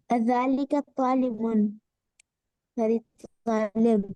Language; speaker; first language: Arabic; non-native, learner; Urdu